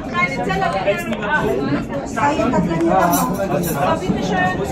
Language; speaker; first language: German; non-native, fluent; Filipino